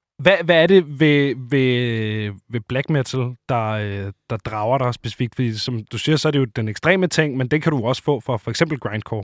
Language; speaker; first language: Danish; native; Danish